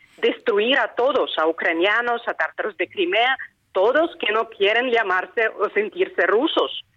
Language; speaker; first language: Spanish; non-native, fluent; Ukrainian